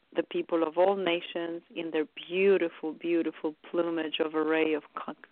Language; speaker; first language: English; early bilingual, other home language; Romanian